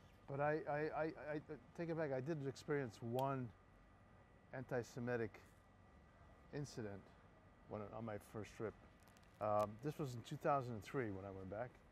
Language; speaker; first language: English; non-native, fluent; Polish